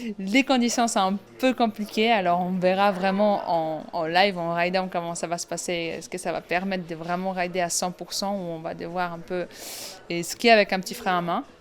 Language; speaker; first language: French; non-native, fluent; Polish